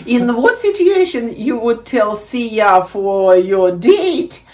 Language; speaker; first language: English; non-native, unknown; Russian